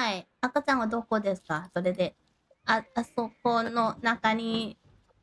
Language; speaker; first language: Japanese; non-native, learner; Thai